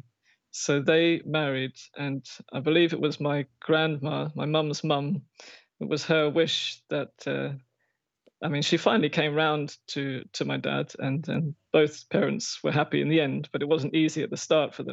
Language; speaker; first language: English; native; English